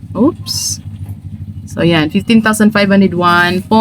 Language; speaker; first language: Filipino; non-native, local second language; Cebuano